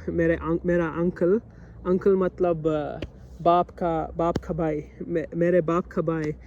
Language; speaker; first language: Hindi; non-native, learner; English